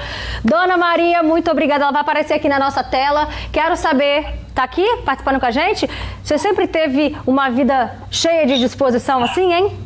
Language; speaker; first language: Portuguese; native; Portuguese